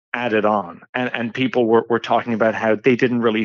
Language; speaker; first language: English; native; English